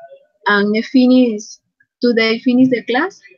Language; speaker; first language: English; non-native, learner; Spanish